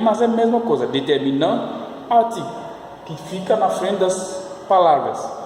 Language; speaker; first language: Portuguese; non-native, fluent; French